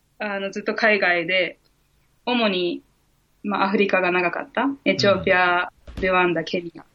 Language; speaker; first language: Japanese; early bilingual, heritage; Japanese